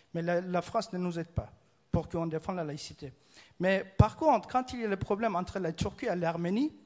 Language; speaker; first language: French; non-native, fluent; Turkish